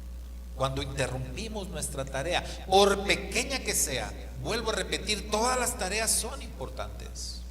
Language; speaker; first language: Spanish; native; Spanish